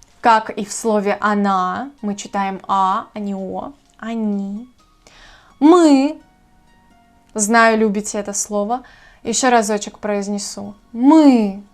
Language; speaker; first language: Russian; native; Russian